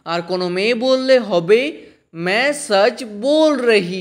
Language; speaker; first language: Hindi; non-native, fluent; Bangla